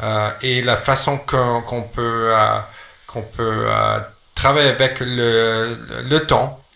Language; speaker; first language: French; non-native, fluent; English